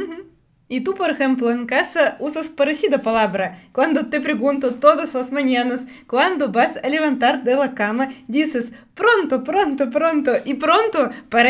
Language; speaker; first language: Spanish; non-native, fluent; Russian